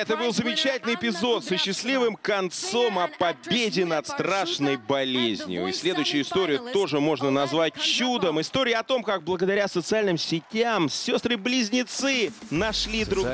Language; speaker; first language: Russian; native; Russian